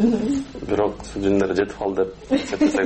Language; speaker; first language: Kyrgyz; native; Kyrgyz